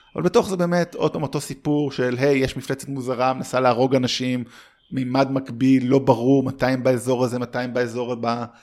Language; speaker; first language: Hebrew; early bilingual, heritage; Hebrew